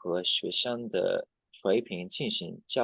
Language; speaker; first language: Chinese; non-native, learner; Japanese